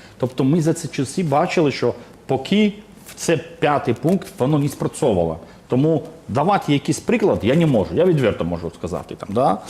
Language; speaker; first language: Ukrainian; native; Ukrainian